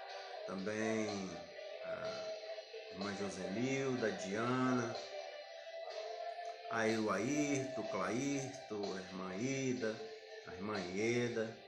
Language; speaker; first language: Portuguese; native; Portuguese